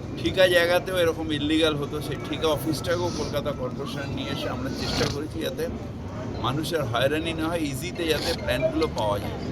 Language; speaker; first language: Bangla; non-native, local second language; Urdu